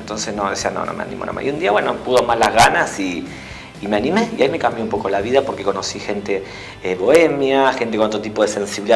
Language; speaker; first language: Spanish; native; Spanish